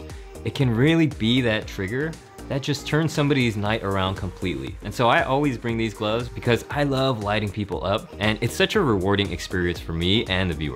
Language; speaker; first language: English; native; English